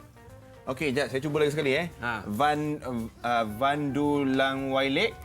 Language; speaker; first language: Malay; native; Malay